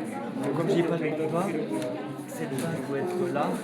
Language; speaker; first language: French; native; French